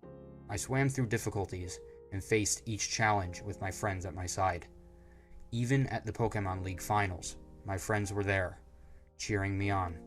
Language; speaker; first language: English; native; English